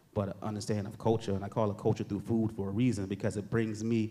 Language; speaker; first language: English; native; English